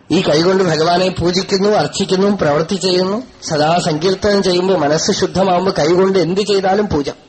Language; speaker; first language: Malayalam; non-native, local second language; Tamil